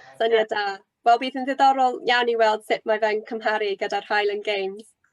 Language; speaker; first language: Welsh; non-native, local second language; English